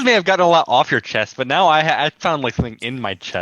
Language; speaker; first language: English; native; English